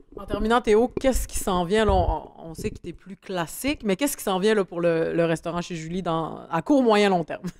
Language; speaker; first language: French; native; French